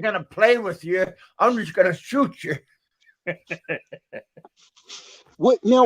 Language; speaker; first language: English; native; English